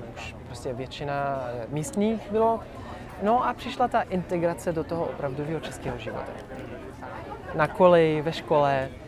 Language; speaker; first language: Czech; non-native, fluent; Arabic